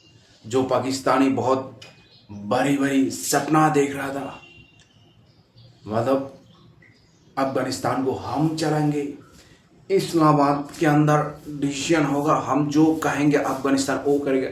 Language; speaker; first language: Hindi; non-native, local second language; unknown